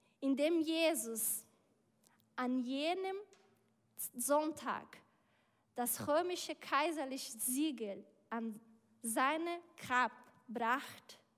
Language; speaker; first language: German; non-native, learner; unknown